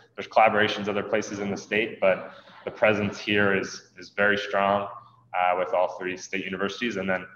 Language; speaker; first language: English; native; English